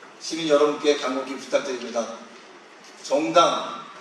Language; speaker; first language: Korean; native; Korean